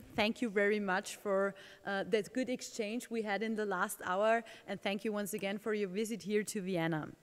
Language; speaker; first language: English; non-native, fluent; German